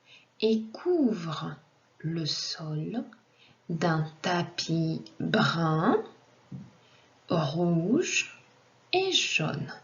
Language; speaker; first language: French; non-native, fluent; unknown